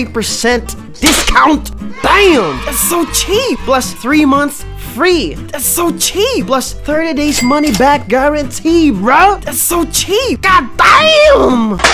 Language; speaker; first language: English; non-native, local second language; Filipino